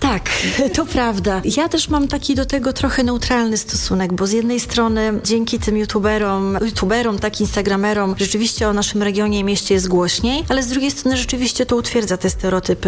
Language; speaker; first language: Polish; native; Polish